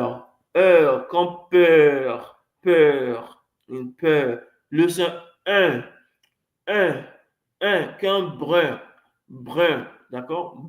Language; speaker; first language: French; non-native, fluent; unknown